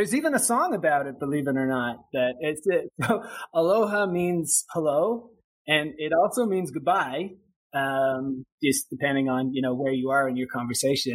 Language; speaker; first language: English; native; English